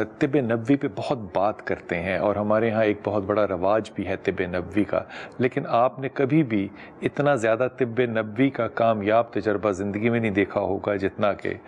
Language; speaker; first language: Urdu; native; Urdu